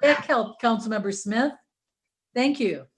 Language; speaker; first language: English; native; English